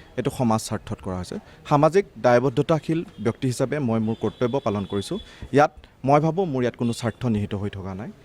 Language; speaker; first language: Assamese; native; Assamese